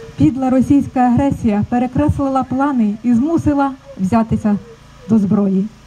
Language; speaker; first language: Ukrainian; native; Ukrainian